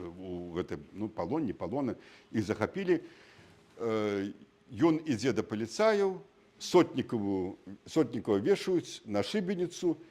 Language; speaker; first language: Belarusian; non-native, local second language; Russian